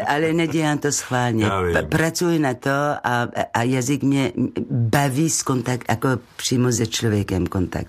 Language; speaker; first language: Czech; non-native, learner; French